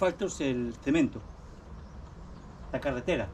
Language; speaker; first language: Spanish; native; Spanish